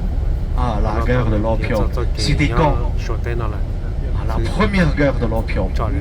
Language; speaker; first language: French; non-native, fluent; Chinese